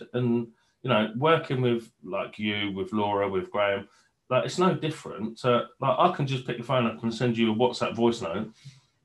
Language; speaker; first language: English; native; English